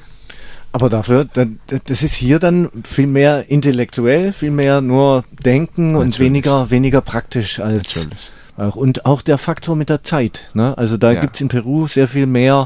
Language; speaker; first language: German; native; German